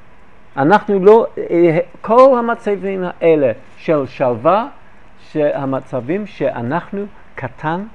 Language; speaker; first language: Hebrew; non-native, fluent; English